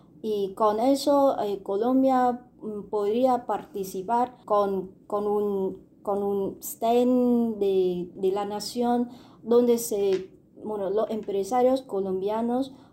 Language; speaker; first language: Spanish; non-native, fluent; Vietnamese